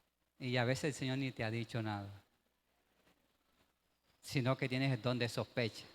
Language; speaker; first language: Spanish; native; Spanish